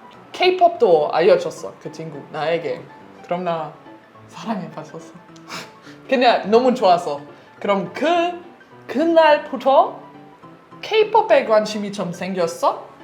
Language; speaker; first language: Korean; non-native, learner; German